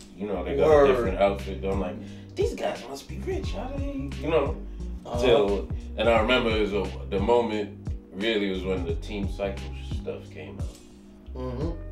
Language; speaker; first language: English; native; English